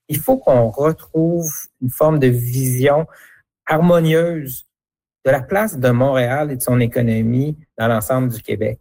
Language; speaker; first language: French; native; French